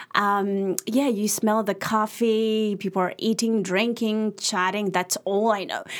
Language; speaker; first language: English; early bilingual, other home language; Arabic